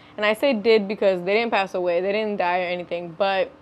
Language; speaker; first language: English; native; English